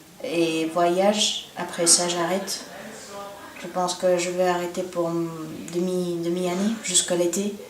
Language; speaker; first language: French; non-native, learner; Bulgarian